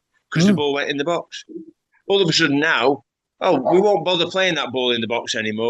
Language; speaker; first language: English; native; English